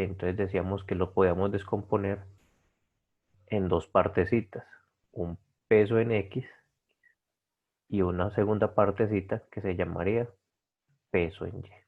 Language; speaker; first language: Spanish; native; Spanish